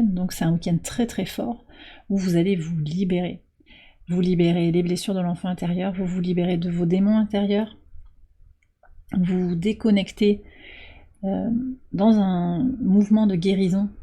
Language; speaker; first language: French; native; French